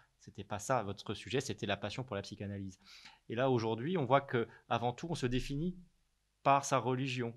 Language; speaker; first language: French; native; French